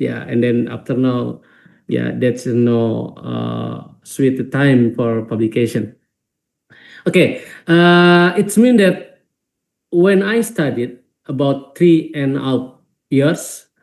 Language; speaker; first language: English; non-native, fluent; Indonesian